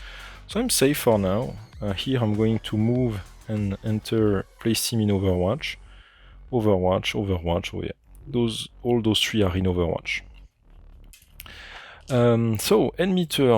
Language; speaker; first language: English; non-native, fluent; French